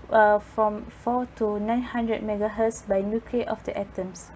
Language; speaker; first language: English; non-native, fluent; Malay